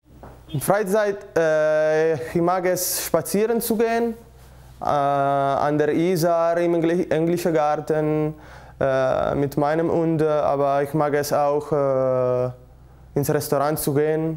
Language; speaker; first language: German; non-native, learner; Italian